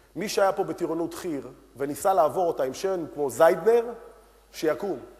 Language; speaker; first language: Hebrew; early bilingual, other home language; Romanian